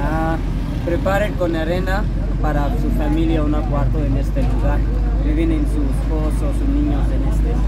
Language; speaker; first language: Spanish; non-native, learner; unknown